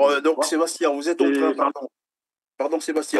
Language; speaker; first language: French; native; French